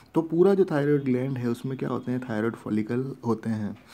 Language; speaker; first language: Hindi; non-native, local second language; Gujarati